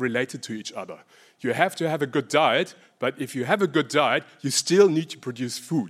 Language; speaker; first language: English; non-native, fluent; German